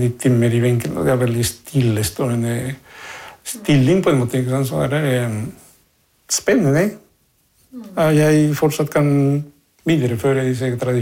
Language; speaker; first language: Norwegian; non-native, fluent; Spanish